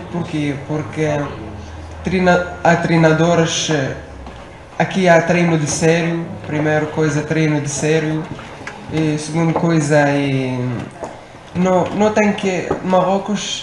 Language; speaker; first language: Portuguese; non-native, learner; Arabic